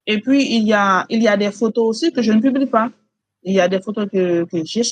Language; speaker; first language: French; non-native, local second language; Haitian Creole